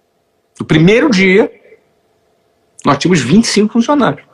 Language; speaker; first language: Portuguese; native; Portuguese